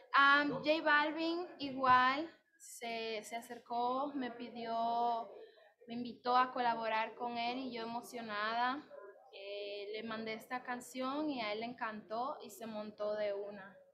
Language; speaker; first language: Spanish; native; Spanish